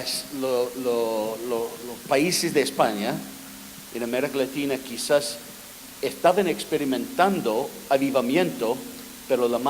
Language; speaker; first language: Spanish; non-native, fluent; English